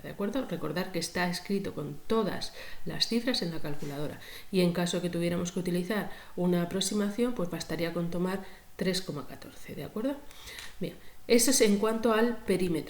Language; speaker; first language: Spanish; native; Spanish